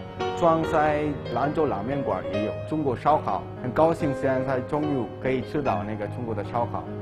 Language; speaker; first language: Chinese; non-native, fluent; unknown